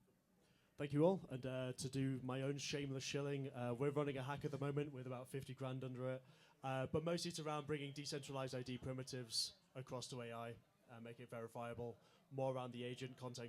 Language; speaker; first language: English; native; English